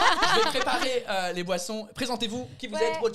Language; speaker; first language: French; non-native, fluent; English